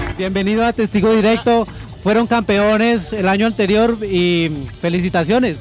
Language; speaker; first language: Spanish; native; Spanish